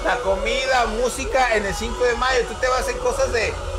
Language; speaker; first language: Spanish; native; Spanish